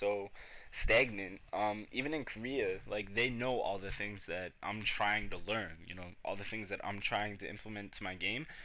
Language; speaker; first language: English; native; English